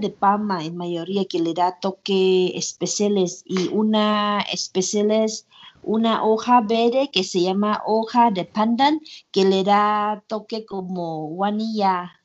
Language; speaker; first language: Spanish; non-native, learner; Thai